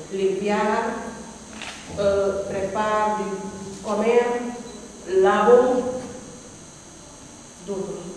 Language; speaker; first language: French; non-native, learner; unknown